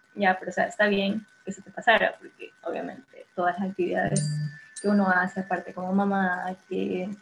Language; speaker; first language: Spanish; native; Spanish